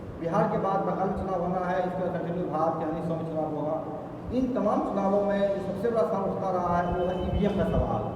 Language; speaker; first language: Hindi; native; Hindi